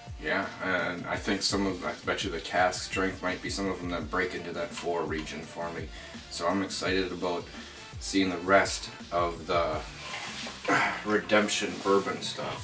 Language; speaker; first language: English; native; English